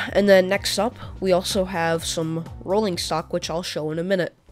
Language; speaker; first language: English; native; English